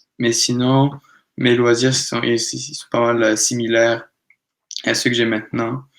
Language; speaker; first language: French; native; French